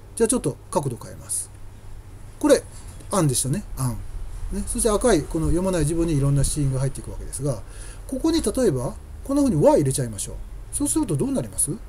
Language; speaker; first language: Japanese; native; Japanese